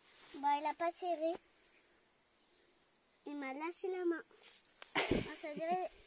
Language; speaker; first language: French; native; French